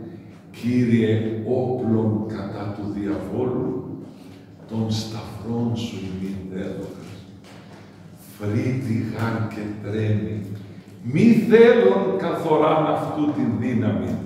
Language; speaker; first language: Greek; native; Greek